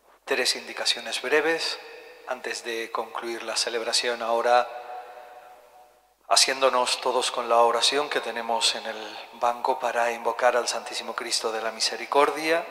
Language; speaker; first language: Spanish; native; Spanish